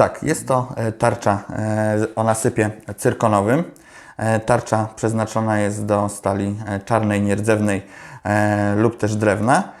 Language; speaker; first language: Polish; native; Polish